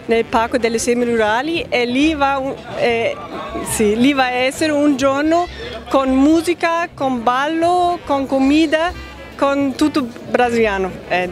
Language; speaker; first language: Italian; non-native, learner; Portuguese